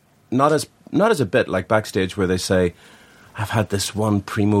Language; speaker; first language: English; native; English